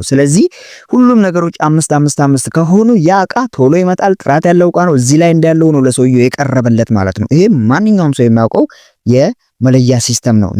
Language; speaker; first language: Amharic; native; Amharic